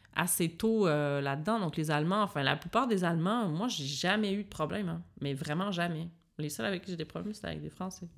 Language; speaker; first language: French; native; French